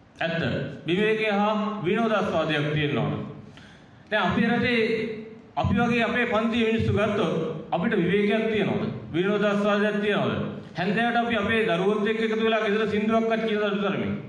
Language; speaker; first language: Sinhala; native; Sinhala